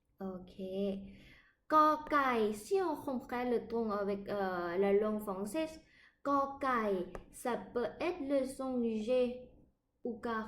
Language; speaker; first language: French; non-native, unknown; Thai